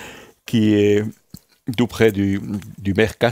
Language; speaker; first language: French; non-native, fluent; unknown